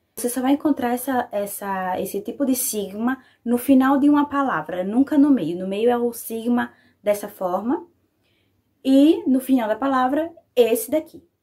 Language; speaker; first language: Portuguese; native; Portuguese